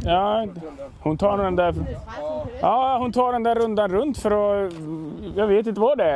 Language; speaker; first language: Swedish; native; Swedish